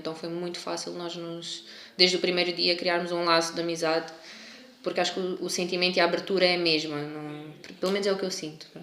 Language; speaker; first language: Portuguese; native; Portuguese